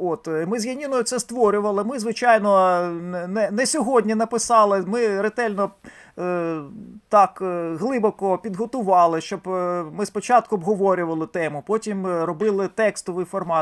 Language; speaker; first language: Ukrainian; native; Ukrainian